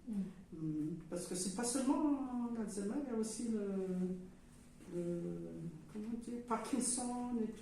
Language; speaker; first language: French; non-native, local second language; Malagasy